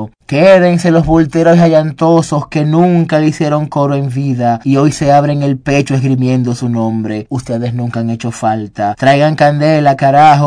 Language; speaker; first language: Spanish; native; Spanish